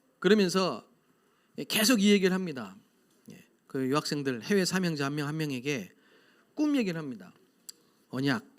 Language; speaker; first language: Korean; native; Korean